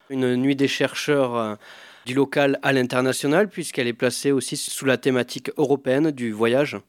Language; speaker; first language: French; native; French